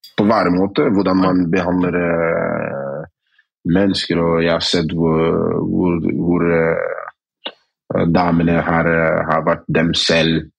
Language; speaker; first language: Norwegian; early bilingual, other home language; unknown